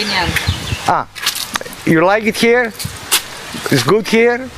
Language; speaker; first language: English; non-native, learner; Greek